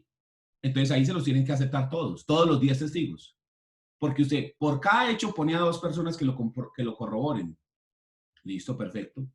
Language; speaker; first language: Spanish; native; Spanish